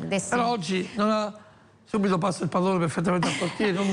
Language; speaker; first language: Italian; native; Italian